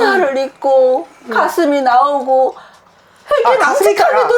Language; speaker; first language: Korean; native; Korean